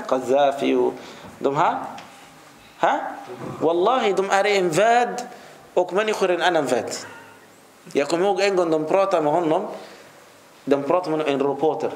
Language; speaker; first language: Swedish; non-native, fluent; Arabic